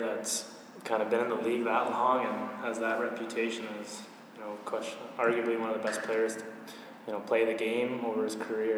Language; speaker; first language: English; native; English